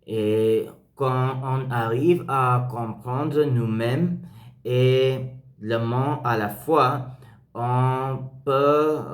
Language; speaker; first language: French; non-native, learner; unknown